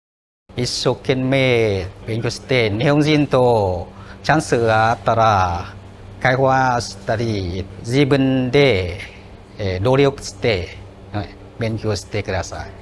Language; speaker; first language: Japanese; non-native, learner; Vietnamese